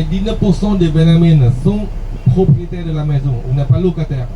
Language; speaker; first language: French; non-native, fluent; Vietnamese